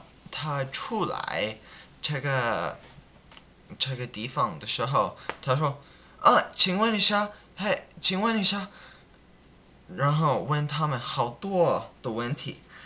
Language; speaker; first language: Chinese; non-native, learner; English